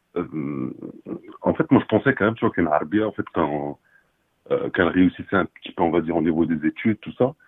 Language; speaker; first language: French; non-native, local second language; Arabic